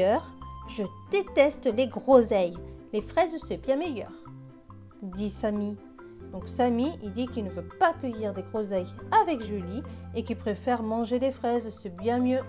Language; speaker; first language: French; native; French